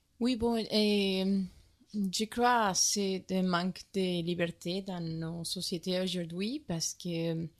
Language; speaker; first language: French; non-native, learner; Spanish